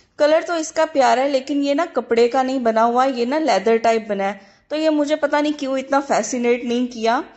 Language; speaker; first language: Urdu; native; Urdu